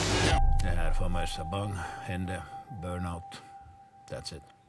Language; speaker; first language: Swedish; non-native, local second language; Finnish